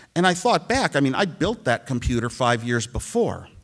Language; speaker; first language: English; native; English